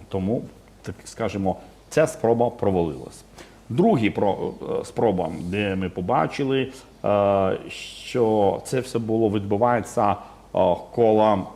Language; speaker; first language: Ukrainian; non-native, fluent; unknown